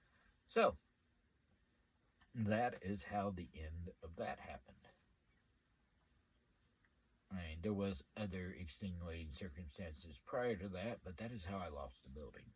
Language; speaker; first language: English; native; English